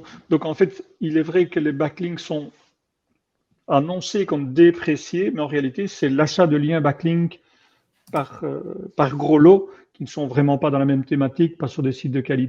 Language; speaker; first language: French; native; French